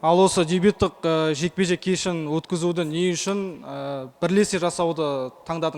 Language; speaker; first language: Kazakh; native; Kazakh